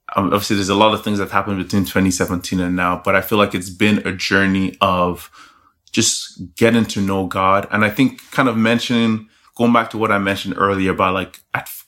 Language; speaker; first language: English; non-native, local second language; Yoruba